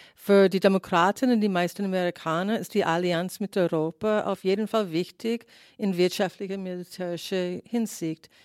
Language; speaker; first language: German; non-native, fluent; English